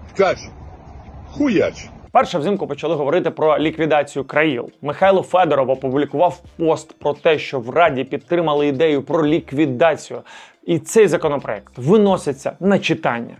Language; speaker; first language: Ukrainian; native; Ukrainian